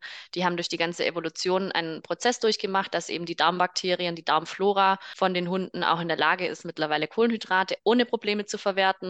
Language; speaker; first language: German; native; German